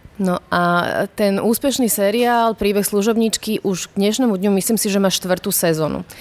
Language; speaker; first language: Slovak; native; Slovak